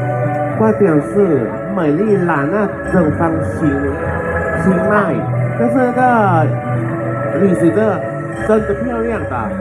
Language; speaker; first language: Chinese; non-native, learner; Thai